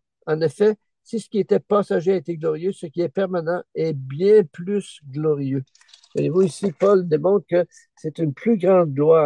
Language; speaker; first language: French; native; French